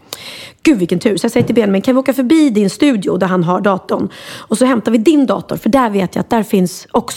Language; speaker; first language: Swedish; native; Swedish